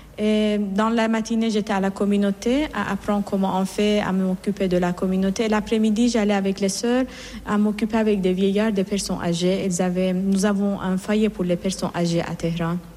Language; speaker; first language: French; non-native, fluent; Persian